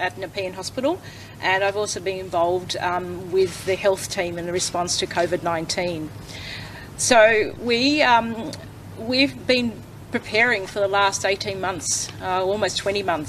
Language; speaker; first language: English; native; English